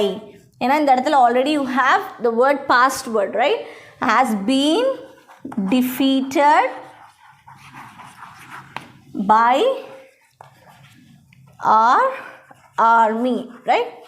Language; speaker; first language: English; non-native, local second language; Tamil